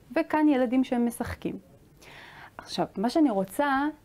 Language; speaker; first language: Hebrew; native; Hebrew